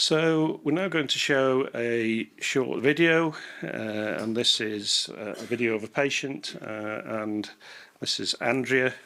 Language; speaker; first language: English; native; English